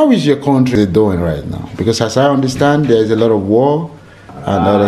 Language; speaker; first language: English; non-native, fluent; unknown